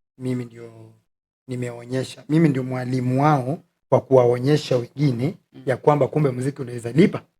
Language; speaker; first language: Swahili; non-native, local second language; Luyia